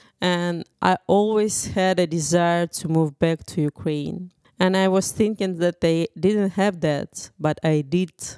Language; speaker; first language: English; non-native, fluent; Ukrainian